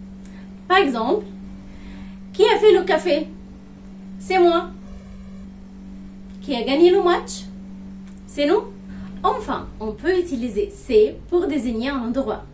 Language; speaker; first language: French; non-native, fluent; Arabic